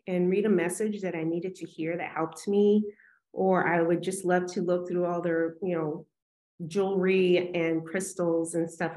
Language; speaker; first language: English; native; English